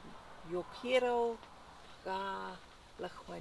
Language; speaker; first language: Spanish; non-native, learner; English